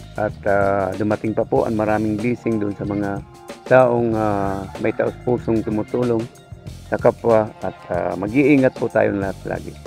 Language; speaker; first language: Filipino; non-native, local second language; Cebuano